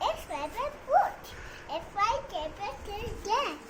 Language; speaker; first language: English; non-native, local second language; Telugu